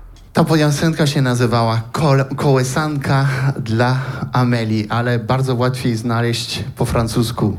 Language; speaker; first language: Polish; early bilingual, heritage; Polish